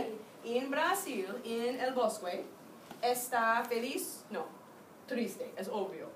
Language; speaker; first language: Spanish; non-native, fluent; English